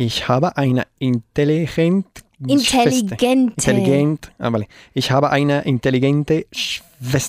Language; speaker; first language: German; non-native, learner; Spanish